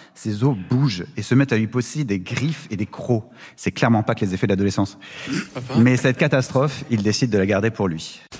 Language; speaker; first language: French; native; French